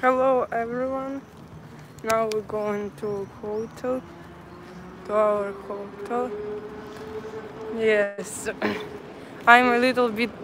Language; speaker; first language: English; non-native, learner; Russian